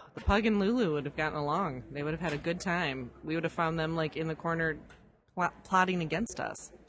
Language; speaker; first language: English; native; English